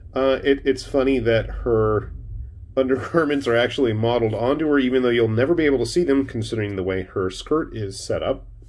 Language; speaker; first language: English; native; English